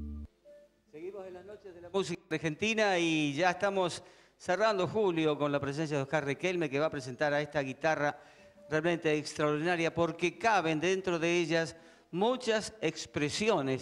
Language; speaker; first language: Spanish; native; Spanish